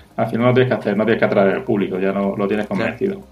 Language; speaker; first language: Spanish; native; Spanish